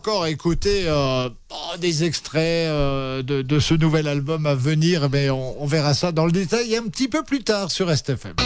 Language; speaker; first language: French; native; French